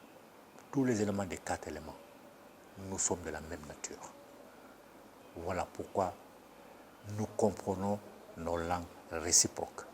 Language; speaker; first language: French; non-native, local second language; Bambara